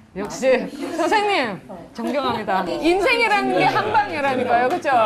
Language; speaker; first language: Korean; non-native, fluent; Indonesian